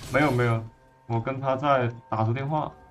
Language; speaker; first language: Chinese; native; Chinese